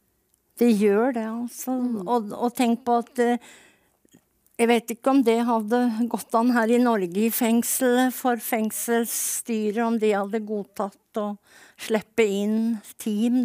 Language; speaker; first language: Norwegian; native; Norwegian